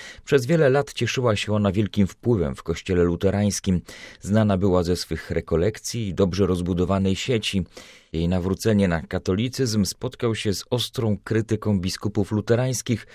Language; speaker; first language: Polish; native; Polish